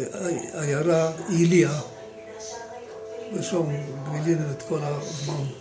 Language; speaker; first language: Hebrew; non-native, fluent; Romanian